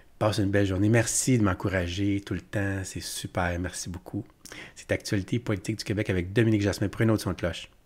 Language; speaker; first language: French; native; French